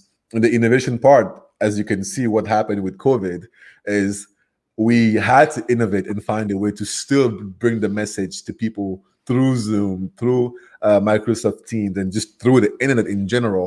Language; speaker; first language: English; non-native, local second language; French